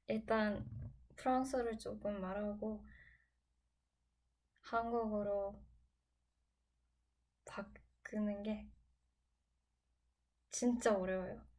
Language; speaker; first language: Korean; non-native, learner; English